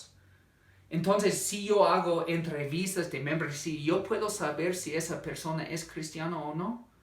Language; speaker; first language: Spanish; non-native, fluent; English